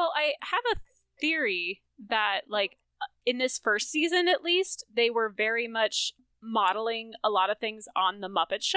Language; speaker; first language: English; native; English